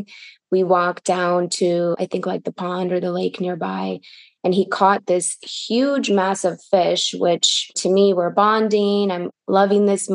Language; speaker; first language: English; early bilingual, other home language; Russian